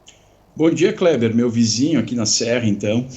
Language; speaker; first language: Portuguese; native; Portuguese